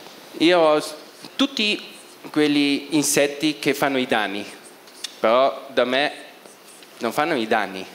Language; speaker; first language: Italian; non-native, local second language; German